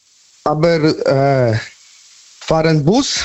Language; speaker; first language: German; non-native, learner; Polish